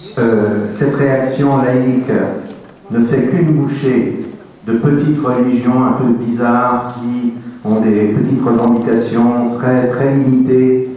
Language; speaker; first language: French; native; French